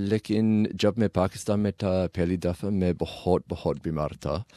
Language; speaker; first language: Urdu; non-native, learner; English